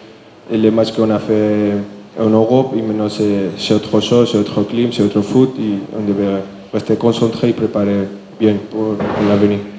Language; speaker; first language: French; non-native, fluent; Spanish